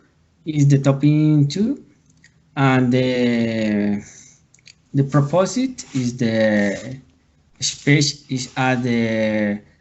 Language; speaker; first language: English; non-native, learner; Spanish